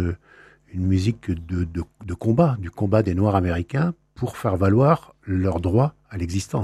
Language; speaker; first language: French; native; French